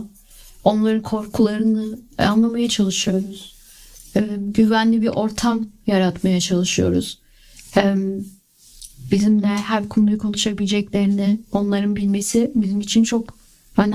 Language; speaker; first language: Turkish; early bilingual, heritage; Turkish